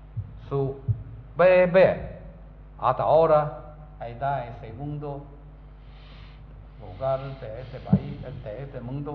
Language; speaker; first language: Spanish; non-native, learner; Chinese